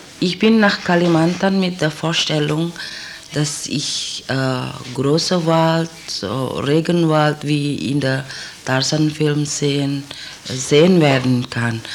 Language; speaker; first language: German; non-native, learner; Indonesian